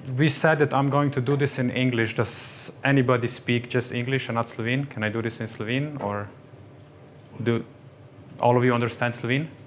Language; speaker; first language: English; non-native, fluent; Slovenian